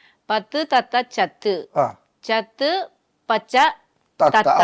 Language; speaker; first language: Malayalam; non-native, learner; Nepali